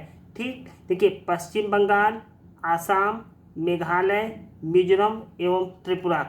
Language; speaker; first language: Hindi; native; Hindi